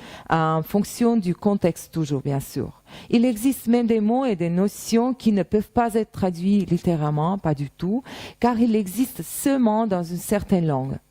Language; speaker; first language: French; non-native, fluent; Russian